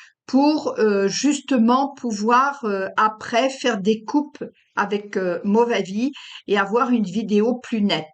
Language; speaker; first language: French; native; French